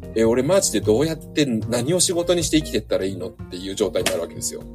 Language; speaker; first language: Japanese; native; Japanese